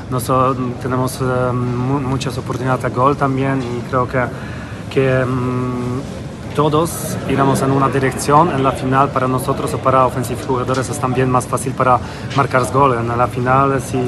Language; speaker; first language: Spanish; non-native, fluent; Polish